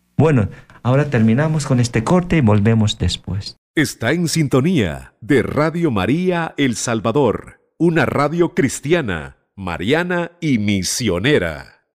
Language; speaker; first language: Spanish; non-native, fluent; Filipino